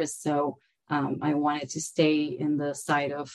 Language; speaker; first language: English; non-native, fluent; Spanish